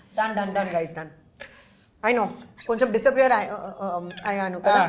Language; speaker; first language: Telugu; non-native, learner; Hindi